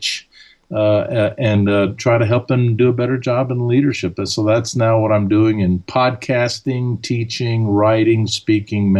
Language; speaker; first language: English; early bilingual, other home language; German